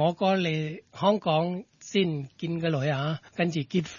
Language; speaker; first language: Cantonese; non-native, fluent; Thai